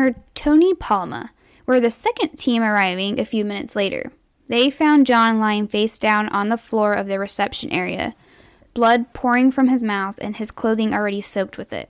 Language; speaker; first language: English; native; English